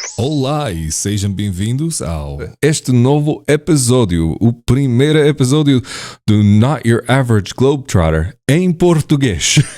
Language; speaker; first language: Portuguese; non-native, learner; English